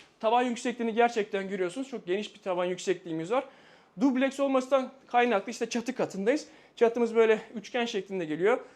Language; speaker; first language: Turkish; native; Turkish